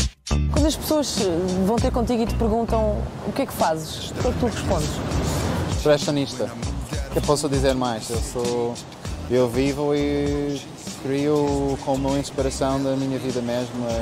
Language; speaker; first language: Portuguese; non-native, fluent; English